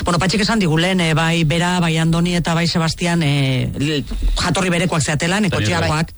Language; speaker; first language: Basque; native; Basque